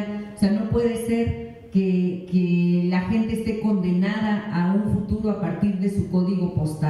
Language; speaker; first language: Spanish; native; Spanish